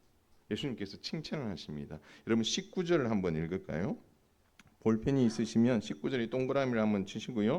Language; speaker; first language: Korean; native; Korean